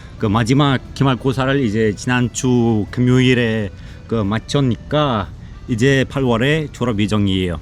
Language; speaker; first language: Korean; non-native, fluent; Uzbek